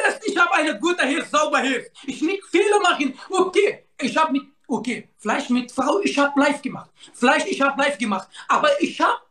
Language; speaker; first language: German; non-native, learner; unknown